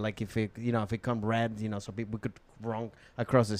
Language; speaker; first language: English; non-native, fluent; Spanish